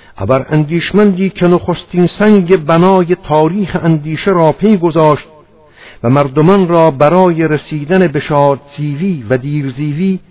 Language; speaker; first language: Persian; non-native, local second language; Armenian